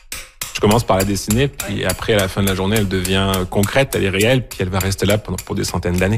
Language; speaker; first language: French; native; French